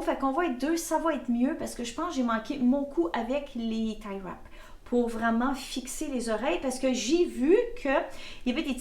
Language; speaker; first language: French; native; French